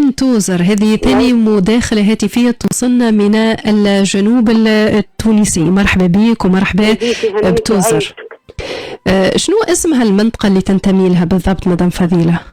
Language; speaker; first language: Arabic; native; Arabic